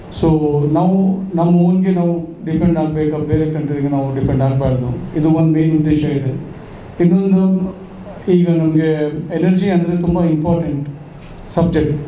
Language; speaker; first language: Kannada; non-native, local second language; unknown